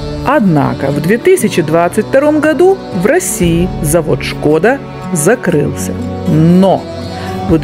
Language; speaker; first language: Russian; native; Russian